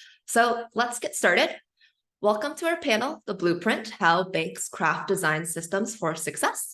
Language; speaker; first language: English; native; English